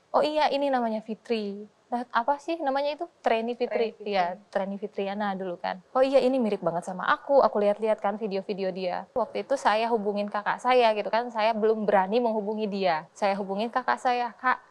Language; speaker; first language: Indonesian; native; Indonesian